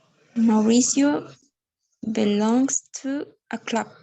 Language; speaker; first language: English; non-native, learner; Spanish